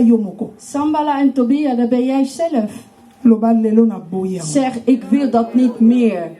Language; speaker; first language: Dutch; non-native, learner; Lingala